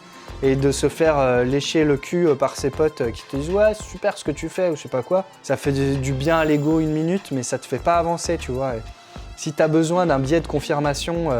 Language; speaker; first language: French; native; French